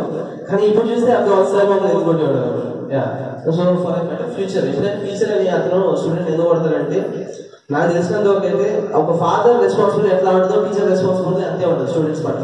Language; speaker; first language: Telugu; native; Telugu